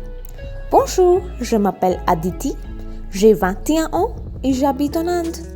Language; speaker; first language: French; non-native, fluent; Hindi